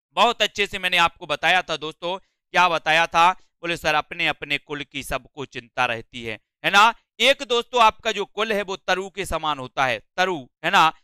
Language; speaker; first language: Hindi; native; Hindi